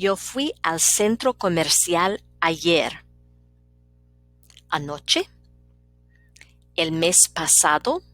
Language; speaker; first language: Spanish; non-native, fluent; English